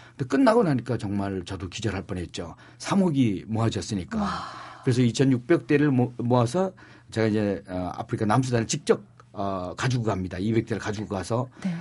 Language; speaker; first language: Korean; native; Korean